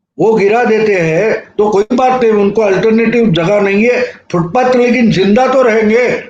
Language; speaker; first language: Hindi; non-native, local second language; Marathi